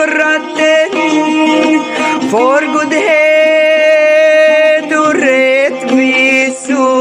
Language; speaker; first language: Swedish; non-native, fluent; Kurdish